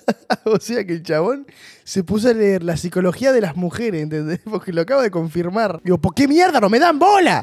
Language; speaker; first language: Spanish; native; Spanish